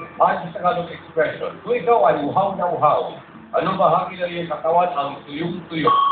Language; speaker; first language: Filipino; native; Filipino